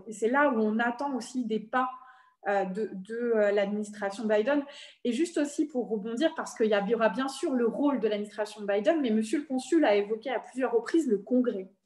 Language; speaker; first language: French; native; French